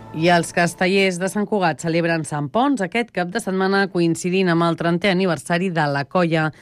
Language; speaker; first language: Catalan; native; Catalan